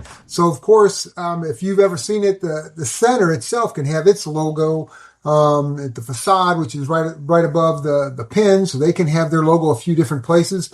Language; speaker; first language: English; native; English